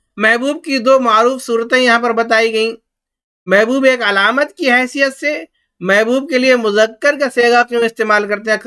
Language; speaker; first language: Urdu; native; Urdu